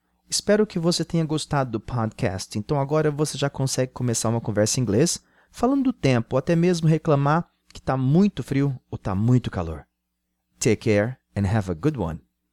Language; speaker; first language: Portuguese; native; Portuguese